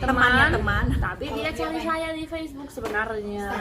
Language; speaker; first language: Indonesian; non-native, fluent; Spanish